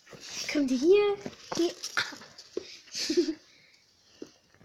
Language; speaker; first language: German; early bilingual, other home language; Hungarian